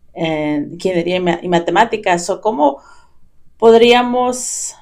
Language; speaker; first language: Spanish; early bilingual, heritage; Spanish